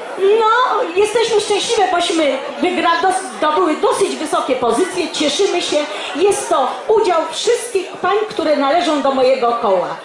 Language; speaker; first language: Polish; native; Polish